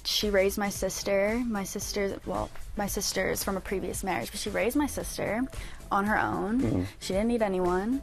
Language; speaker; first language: English; native; English